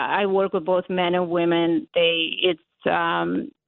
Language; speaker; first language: English; non-native, fluent; Latvian